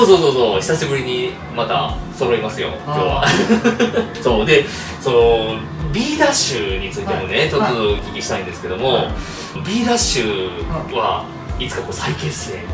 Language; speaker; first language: Japanese; native; Japanese